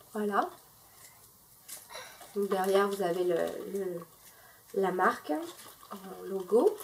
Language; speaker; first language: French; native; French